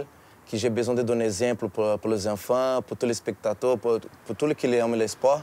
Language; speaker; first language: French; non-native, learner; Portuguese